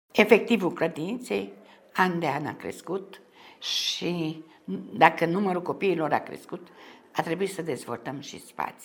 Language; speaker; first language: Romanian; early bilingual, heritage; Romanian